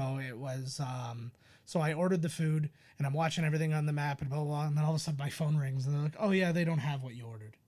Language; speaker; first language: English; native; English